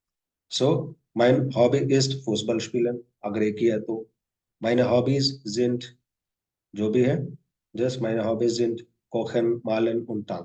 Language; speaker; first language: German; non-native, fluent; Hindi